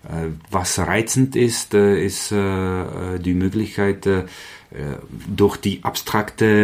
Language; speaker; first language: German; non-native, fluent; Czech